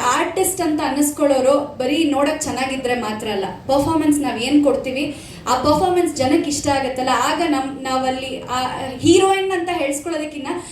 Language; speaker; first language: Kannada; native; Kannada